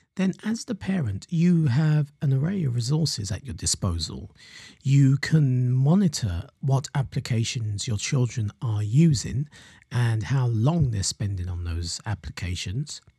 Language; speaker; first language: English; native; English